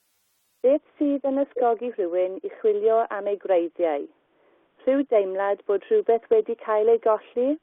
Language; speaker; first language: Welsh; non-native, learner; English